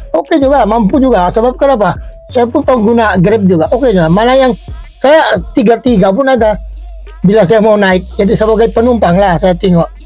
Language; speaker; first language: Malay; non-native, fluent; Filipino